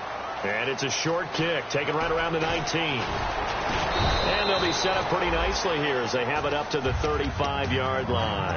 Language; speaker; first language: English; native; English